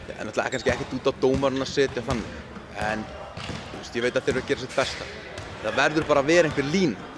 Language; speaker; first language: Icelandic; early bilingual, other home language; Hungarian